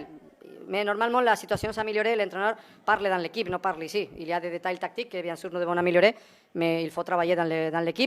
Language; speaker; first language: French; non-native, learner; Spanish